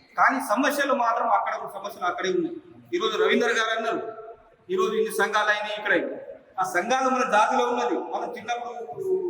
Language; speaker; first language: Telugu; non-native, local second language; Lambadi